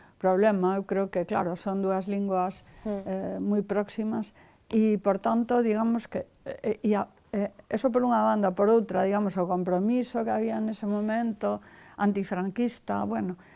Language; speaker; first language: Galician; non-native, local second language; Spanish